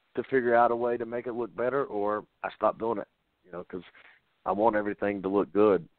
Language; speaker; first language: English; native; English